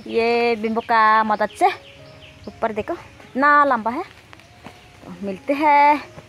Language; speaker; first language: Hindi; non-native, local second language; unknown